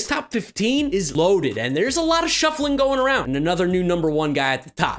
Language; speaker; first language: English; native; English